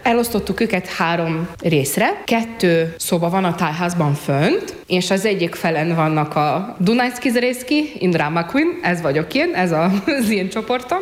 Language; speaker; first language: Hungarian; native; Hungarian